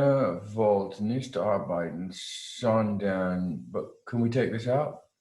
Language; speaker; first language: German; non-native, fluent; English